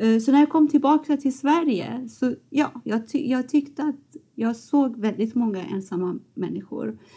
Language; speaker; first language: Swedish; non-native, fluent; Persian